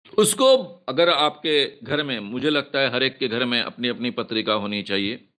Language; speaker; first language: Hindi; non-native, local second language; Marathi